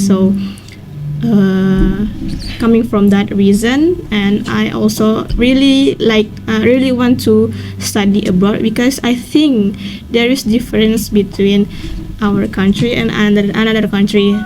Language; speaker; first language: English; non-native, learner; Indonesian